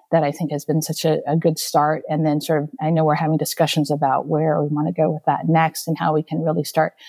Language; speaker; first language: English; early bilingual, other home language; Japanese